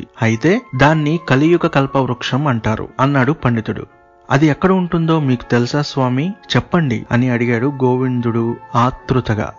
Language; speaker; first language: Telugu; native; Telugu